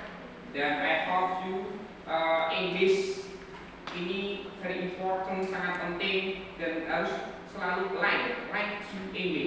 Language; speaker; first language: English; non-native, learner; Indonesian